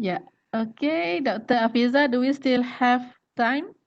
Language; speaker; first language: English; non-native, fluent; Malay